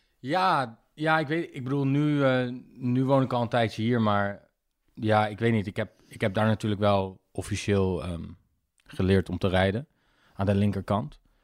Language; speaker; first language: Dutch; native; Dutch